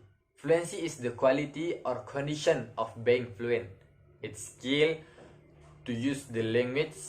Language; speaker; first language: English; non-native, learner; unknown